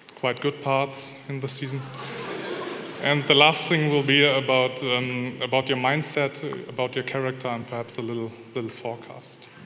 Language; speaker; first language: English; non-native, fluent; German